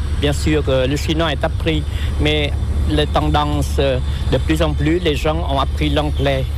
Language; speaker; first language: French; non-native, local second language; Vietnamese